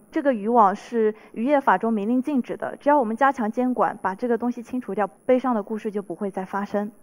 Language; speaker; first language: Chinese; native; Chinese